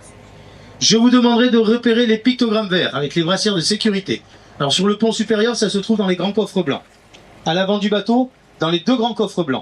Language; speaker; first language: French; native; French